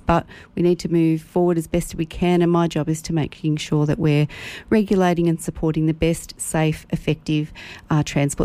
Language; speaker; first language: English; native; English